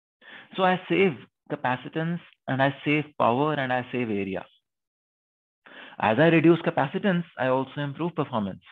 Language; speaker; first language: English; non-native, local second language; Hindi